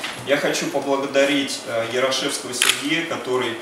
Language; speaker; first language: Russian; native; Russian